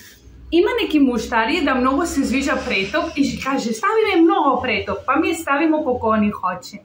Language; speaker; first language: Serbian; non-native, learner; Spanish